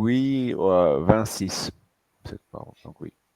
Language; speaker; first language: French; non-native, fluent; English